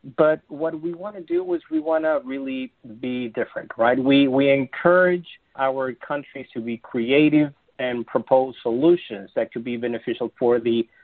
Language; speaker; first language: English; native; English